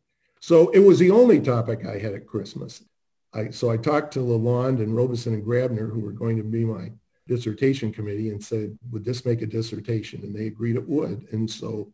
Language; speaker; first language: English; native; English